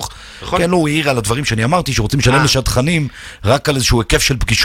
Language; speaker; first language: Hebrew; native; Hebrew